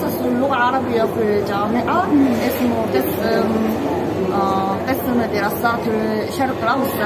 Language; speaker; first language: Arabic; non-native, learner; Korean